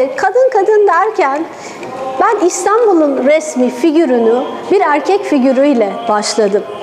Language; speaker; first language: Turkish; non-native, fluent; Persian